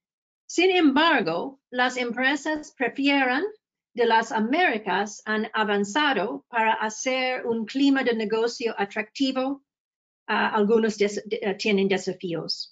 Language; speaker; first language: Spanish; non-native, fluent; English